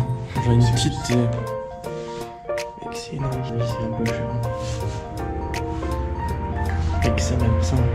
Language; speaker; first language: French; native; French